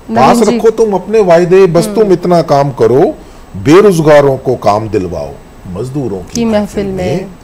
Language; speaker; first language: Hindi; native; Hindi